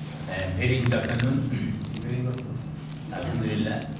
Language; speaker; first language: English; non-native, learner; Bangla